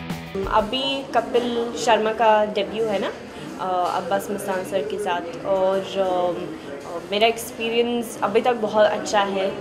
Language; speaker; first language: Hindi; non-native, fluent; Swedish